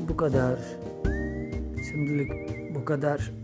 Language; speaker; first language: Turkish; non-native, learner; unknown